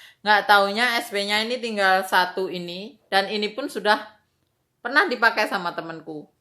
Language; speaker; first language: Indonesian; native; Indonesian